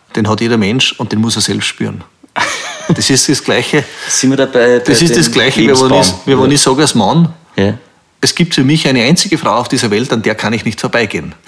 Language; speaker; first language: German; native; German